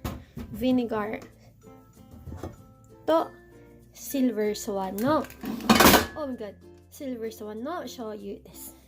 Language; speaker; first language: Japanese; non-native, fluent; Filipino